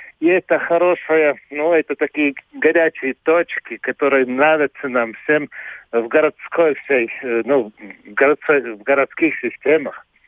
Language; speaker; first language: Russian; non-native, local second language; Latvian